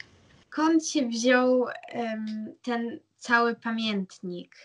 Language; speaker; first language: Polish; early bilingual, heritage; German